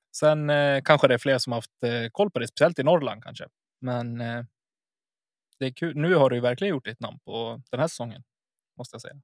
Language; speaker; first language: Swedish; native; Swedish